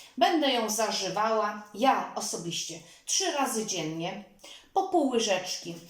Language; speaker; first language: Polish; native; Polish